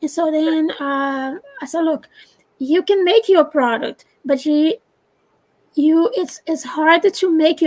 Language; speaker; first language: English; non-native, fluent; Portuguese